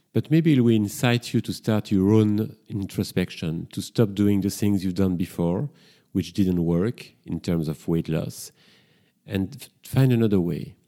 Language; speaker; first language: English; non-native, fluent; French